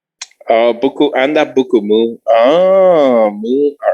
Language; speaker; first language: Indonesian; non-native, learner; English